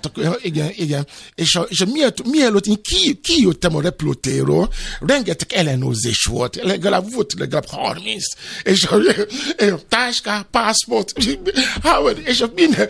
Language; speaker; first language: Hungarian; non-native, fluent; Yoruba